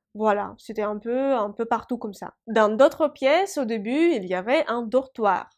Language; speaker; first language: French; non-native, fluent; Russian